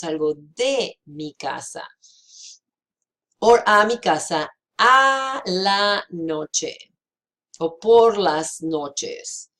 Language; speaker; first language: Spanish; non-native, fluent; English